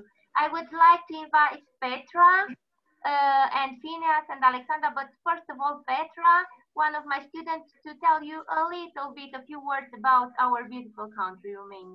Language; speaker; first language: English; non-native, fluent; Romanian